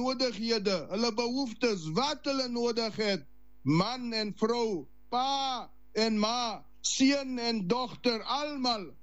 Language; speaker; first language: Dutch; non-native, learner; Afrikaans